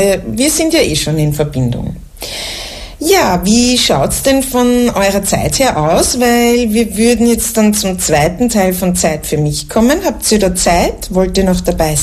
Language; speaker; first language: German; native; German